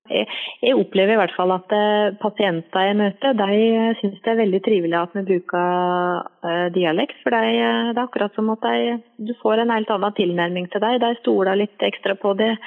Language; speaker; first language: Norwegian; native; Norwegian